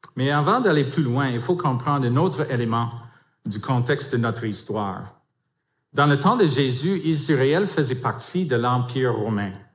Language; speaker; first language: French; non-native, fluent; English